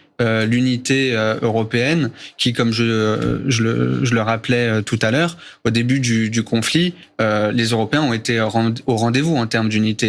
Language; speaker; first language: French; native; French